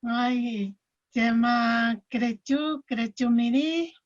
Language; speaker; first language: Portuguese; non-native, local second language; Guarani